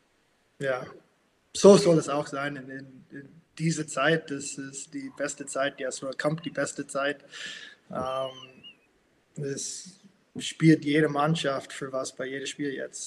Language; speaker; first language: German; non-native, fluent; English